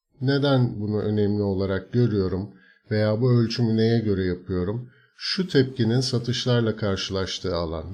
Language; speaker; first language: Turkish; native; Turkish